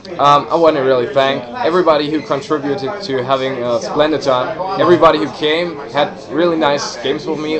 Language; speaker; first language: English; non-native, fluent; German